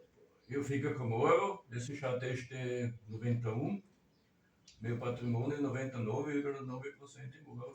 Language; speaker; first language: Portuguese; non-native, learner; German